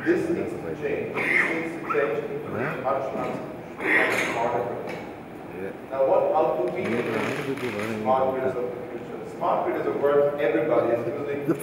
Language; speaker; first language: English; non-native, fluent; German